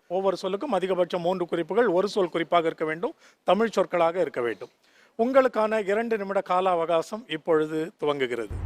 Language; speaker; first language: Tamil; native; Tamil